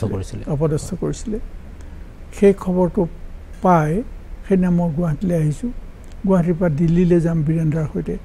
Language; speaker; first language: Assamese; native; Assamese